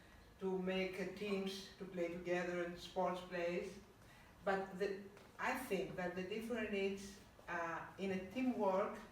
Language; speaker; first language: English; non-native, learner; Greek